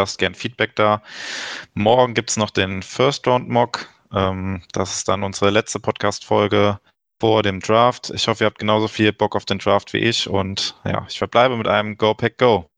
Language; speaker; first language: German; native; German